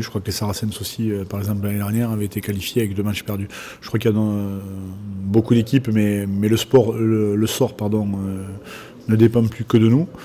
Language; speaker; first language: French; native; French